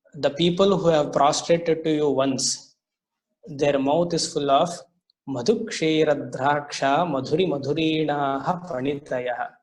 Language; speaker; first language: English; non-native, local second language; Kannada